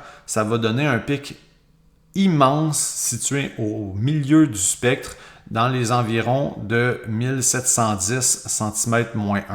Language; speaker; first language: French; native; French